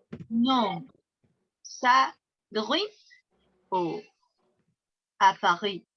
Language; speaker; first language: French; non-native, learner; Spanish